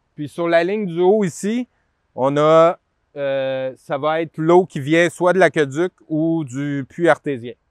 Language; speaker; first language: French; native; French